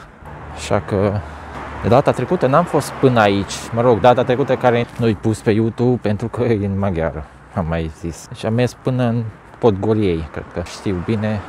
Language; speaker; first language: Romanian; non-native, local second language; Hungarian